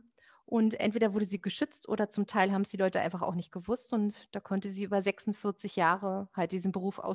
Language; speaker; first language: German; native; German